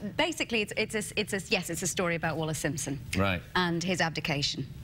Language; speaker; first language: English; native; English